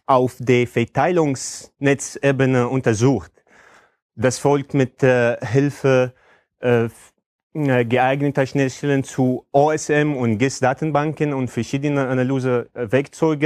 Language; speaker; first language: German; non-native, fluent; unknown